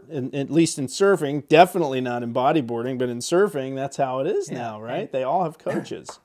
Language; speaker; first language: English; native; English